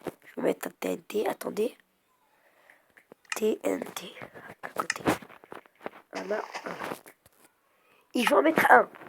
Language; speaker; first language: French; early bilingual, other home language; Arabic